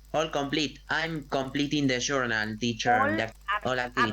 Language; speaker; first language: English; non-native, learner; Spanish